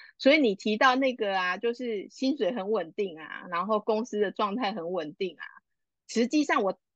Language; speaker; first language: Chinese; native; Chinese